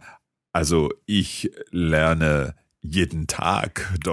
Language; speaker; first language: German; non-native, learner; English